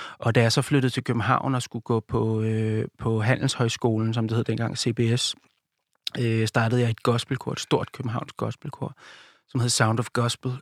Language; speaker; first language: Danish; native; Danish